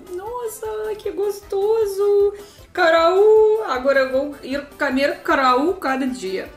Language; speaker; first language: Portuguese; non-native, learner; Russian